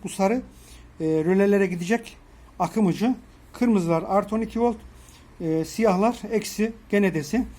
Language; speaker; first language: Turkish; native; Turkish